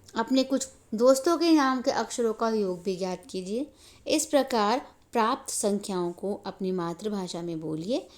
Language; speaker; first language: Hindi; native; Hindi